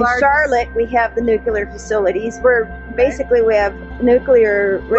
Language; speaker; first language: English; native; English